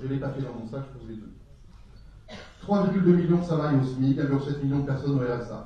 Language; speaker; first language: French; native; French